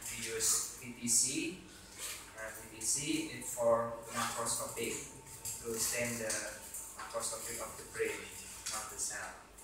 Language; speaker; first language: English; non-native, learner; Indonesian